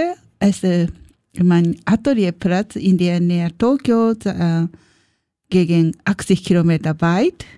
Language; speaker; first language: German; non-native, learner; Japanese